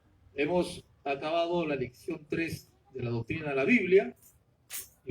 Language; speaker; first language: Spanish; native; Spanish